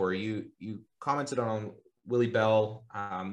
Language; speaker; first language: English; native; English